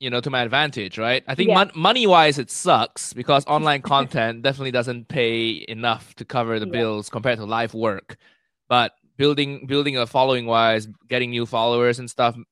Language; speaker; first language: English; non-native, local second language; Cantonese